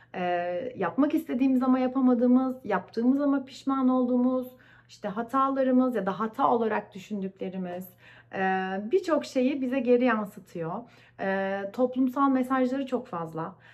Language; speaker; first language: Turkish; native; Turkish